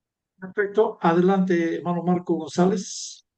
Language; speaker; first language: Spanish; native; Spanish